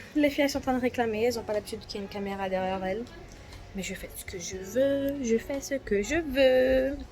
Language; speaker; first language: French; early bilingual, other home language; Portuguese